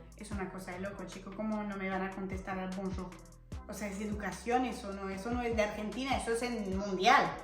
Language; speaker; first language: Spanish; non-native, fluent; French